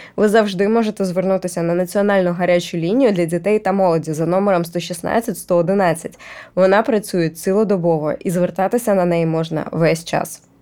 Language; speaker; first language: Ukrainian; native; Ukrainian